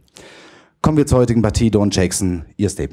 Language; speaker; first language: German; native; German